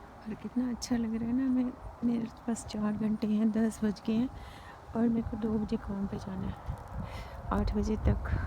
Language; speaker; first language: Hindi; native; Hindi